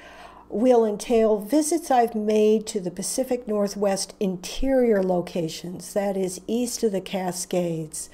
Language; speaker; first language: English; native; English